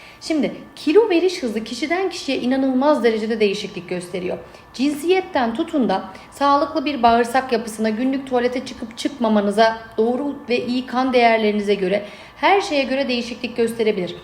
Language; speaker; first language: Turkish; native; Turkish